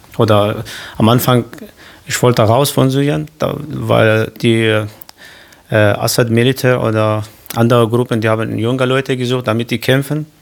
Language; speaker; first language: German; non-native, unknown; Kurdish